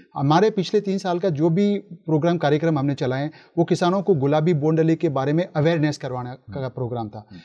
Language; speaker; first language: Hindi; native; Hindi